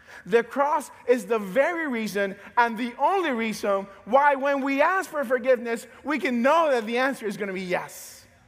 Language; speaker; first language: English; native; English